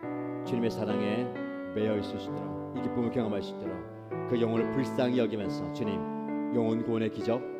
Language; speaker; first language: Korean; native; Korean